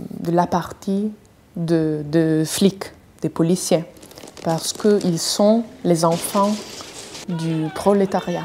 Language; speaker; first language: French; non-native, fluent; Italian